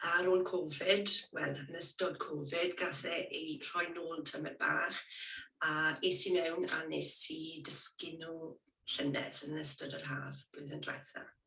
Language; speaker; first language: Welsh; native; Welsh